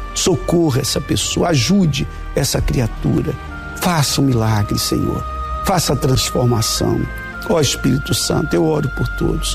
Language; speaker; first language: Portuguese; native; Portuguese